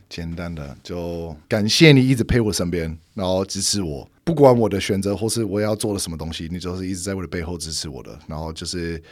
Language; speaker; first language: Chinese; non-native, fluent; English